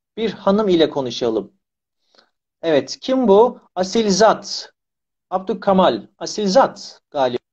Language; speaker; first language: Turkish; native; Turkish